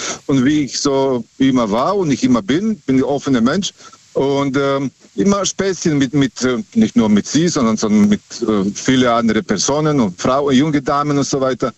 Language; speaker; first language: German; native; German